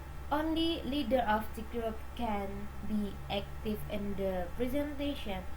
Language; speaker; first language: English; non-native, learner; Indonesian